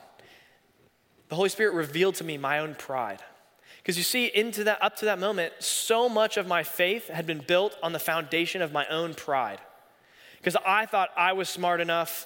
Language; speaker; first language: English; native; English